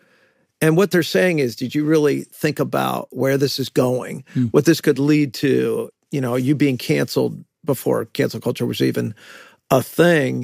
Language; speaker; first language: English; native; English